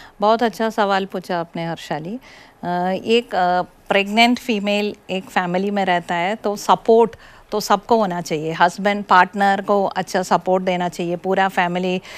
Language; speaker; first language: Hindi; non-native, local second language; Malayalam